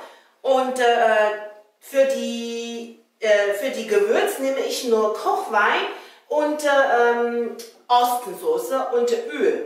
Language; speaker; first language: German; non-native, learner; Chinese